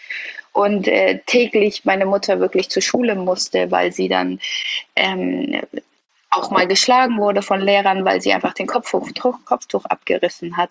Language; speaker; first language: German; early bilingual, other home language; Persian